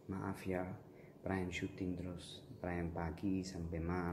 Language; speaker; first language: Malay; non-native, learner; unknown